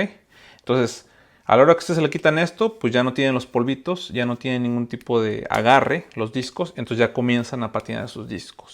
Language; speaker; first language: Spanish; native; Spanish